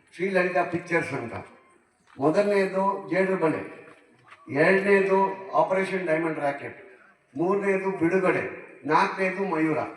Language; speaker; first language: Kannada; non-native, local second language; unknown